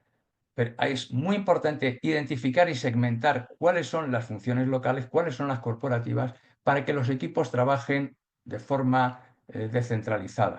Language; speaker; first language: Spanish; native; Spanish